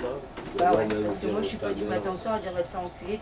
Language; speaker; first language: French; native; French